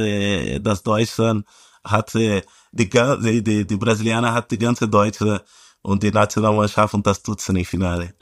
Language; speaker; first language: German; non-native, fluent; Portuguese